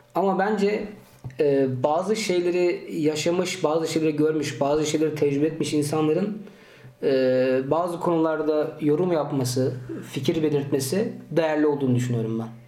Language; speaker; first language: Turkish; early bilingual, heritage; Turkish